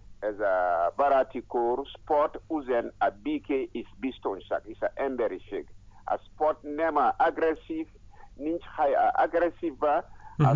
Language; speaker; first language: Hungarian; non-native, learner; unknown